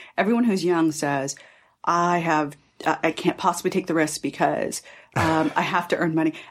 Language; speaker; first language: English; early bilingual, other home language; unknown